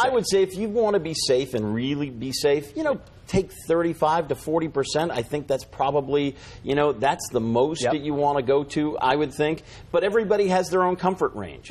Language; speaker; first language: English; native; English